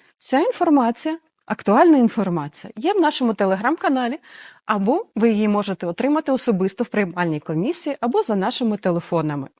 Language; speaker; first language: Ukrainian; native; Ukrainian